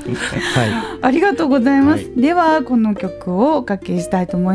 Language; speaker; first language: Japanese; native; Japanese